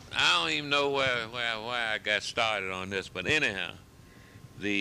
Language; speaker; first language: English; native; English